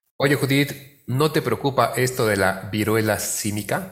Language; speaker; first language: Spanish; native; Spanish